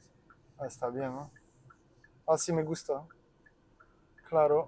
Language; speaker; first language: Spanish; non-native, learner; French